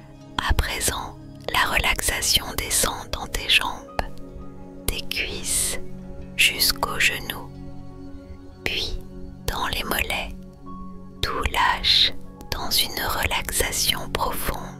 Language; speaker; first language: French; native; French